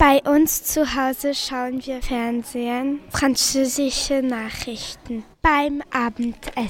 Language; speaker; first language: German; non-native, local second language; French